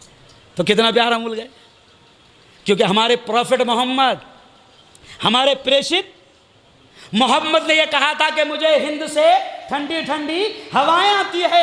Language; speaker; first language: Urdu; native; Urdu